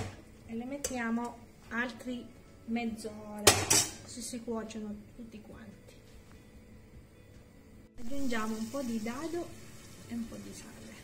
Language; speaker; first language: Italian; non-native, learner; Filipino